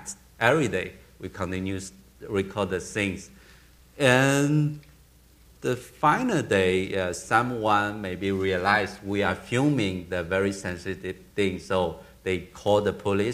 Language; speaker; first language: English; non-native, learner; Chinese